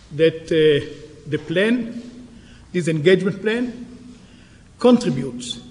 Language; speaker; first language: English; non-native, fluent; Hebrew